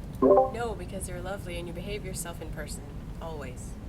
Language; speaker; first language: English; native; English